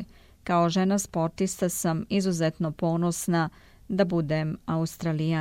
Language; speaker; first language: Serbian; native; Serbian